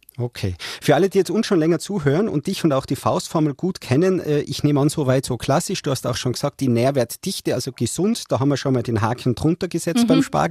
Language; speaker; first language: German; native; German